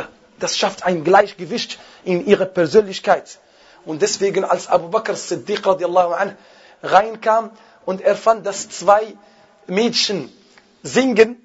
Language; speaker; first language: German; non-native, fluent; Arabic